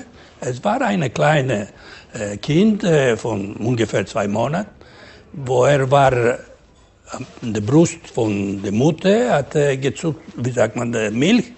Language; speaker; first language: German; non-native, fluent; Ladino